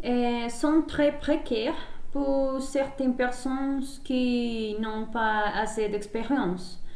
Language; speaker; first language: French; non-native, learner; Spanish